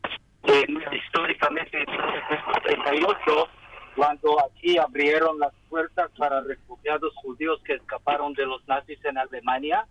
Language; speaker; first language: Spanish; non-native, fluent; Hebrew